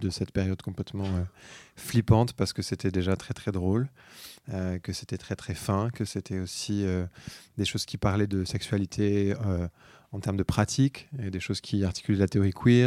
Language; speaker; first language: French; native; French